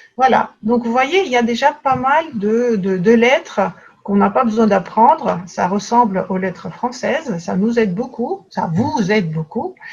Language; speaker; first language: French; non-native, fluent; Russian